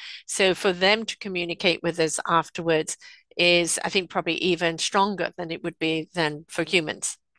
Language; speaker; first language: English; native; English